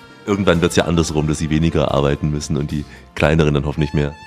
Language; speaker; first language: German; native; German